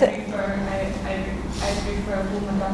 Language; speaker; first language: English; non-native, learner; Vietnamese